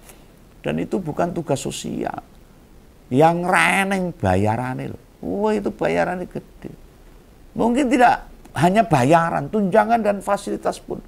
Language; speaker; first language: Indonesian; native; Indonesian